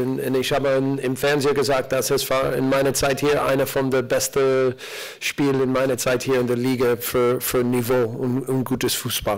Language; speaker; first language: German; non-native, learner; English